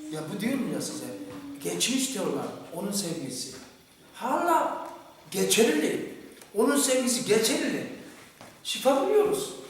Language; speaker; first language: Turkish; non-native, fluent; Korean